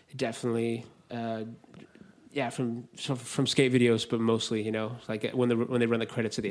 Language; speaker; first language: English; native; English